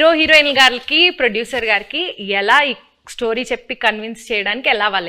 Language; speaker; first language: Telugu; native; Telugu